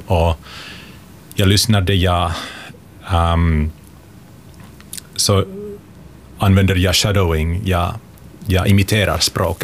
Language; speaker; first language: Swedish; non-native, local second language; Finnish